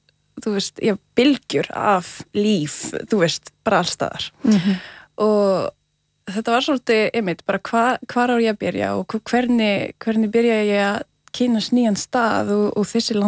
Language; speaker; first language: Icelandic; non-native, fluent; French